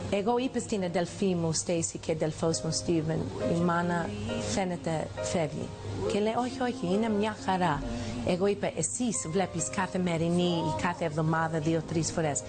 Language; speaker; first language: Greek; early bilingual, heritage; English